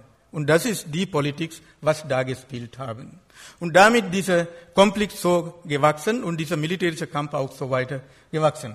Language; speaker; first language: German; non-native, fluent; Sinhala